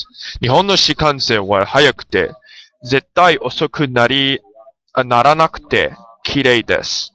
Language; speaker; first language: Japanese; non-native, learner; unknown